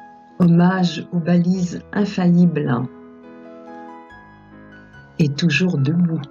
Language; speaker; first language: French; native; French